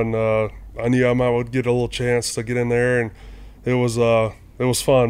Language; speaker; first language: English; native; English